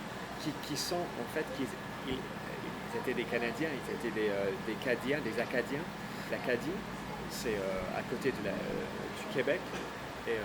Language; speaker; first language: French; non-native, fluent; English